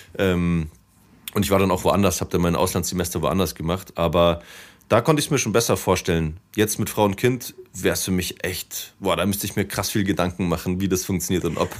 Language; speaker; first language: German; native; German